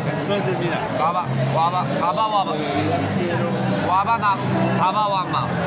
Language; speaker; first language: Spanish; non-native, learner; Korean